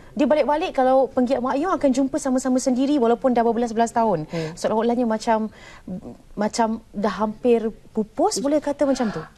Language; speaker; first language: Malay; native; Malay